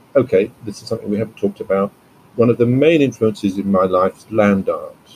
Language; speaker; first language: English; native; English